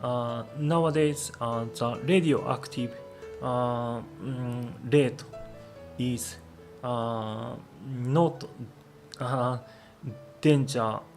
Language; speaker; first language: English; non-native, learner; Japanese